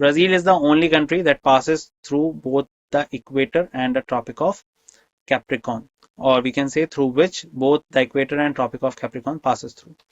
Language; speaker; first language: English; non-native, local second language; Hindi